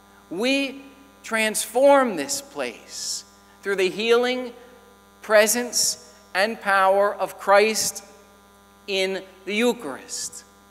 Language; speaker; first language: English; native; English